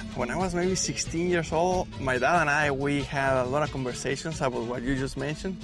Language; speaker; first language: English; non-native, fluent; Spanish